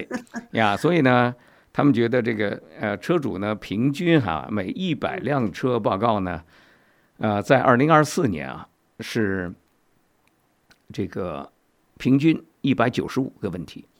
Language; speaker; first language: Chinese; native; Chinese